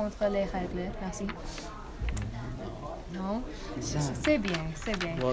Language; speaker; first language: French; non-native, learner; English